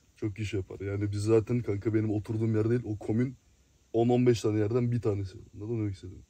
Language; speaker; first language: Turkish; early bilingual, heritage; Turkish